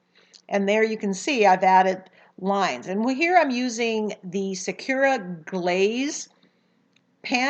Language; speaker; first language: English; native; English